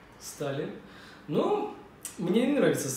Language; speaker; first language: Russian; non-native, learner; Turkish